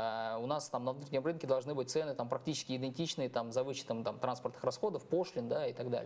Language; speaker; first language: Russian; native; Russian